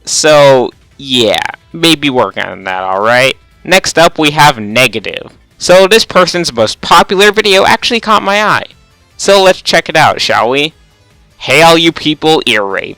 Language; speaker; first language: English; native; English